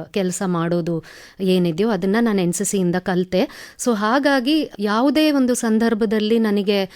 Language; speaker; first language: Kannada; non-native, local second language; Tamil